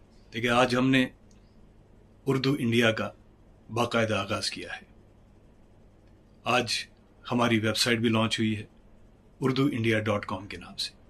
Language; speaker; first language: Hindi; native; Hindi